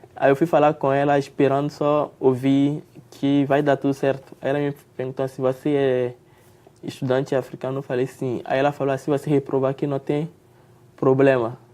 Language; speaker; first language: Portuguese; non-native, fluent; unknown